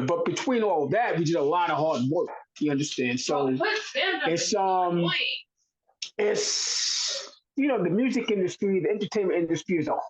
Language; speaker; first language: English; native; English